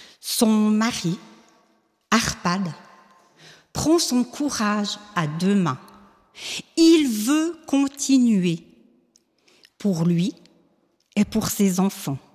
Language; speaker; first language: French; native; French